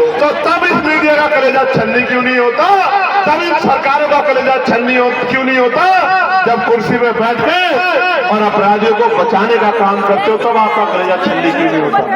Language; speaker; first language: Hindi; native; Hindi